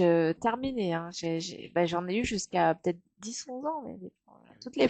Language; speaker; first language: French; native; French